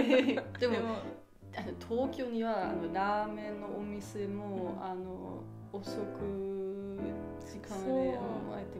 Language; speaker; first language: Japanese; non-native, learner; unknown